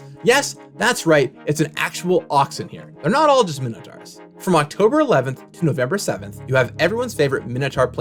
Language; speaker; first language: English; native; English